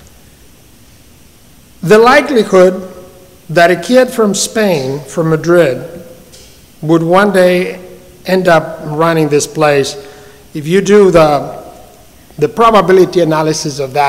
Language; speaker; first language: English; non-native, fluent; Spanish